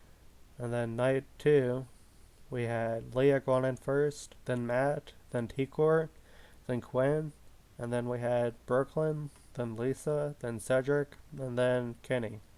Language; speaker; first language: English; native; English